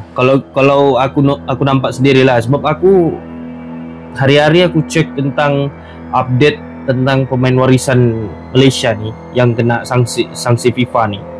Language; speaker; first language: Malay; native; Malay